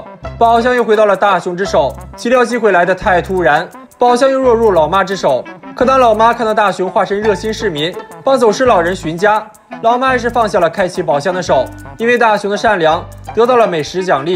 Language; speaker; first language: Chinese; native; Chinese